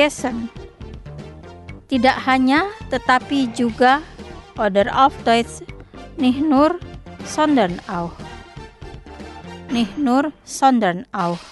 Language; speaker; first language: German; non-native, fluent; Indonesian